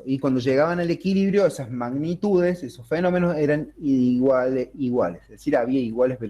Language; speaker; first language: Spanish; native; Spanish